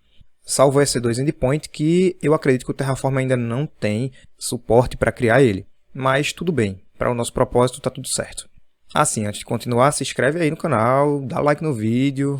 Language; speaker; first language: Portuguese; native; Portuguese